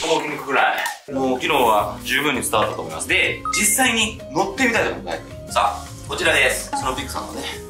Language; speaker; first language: Japanese; native; Japanese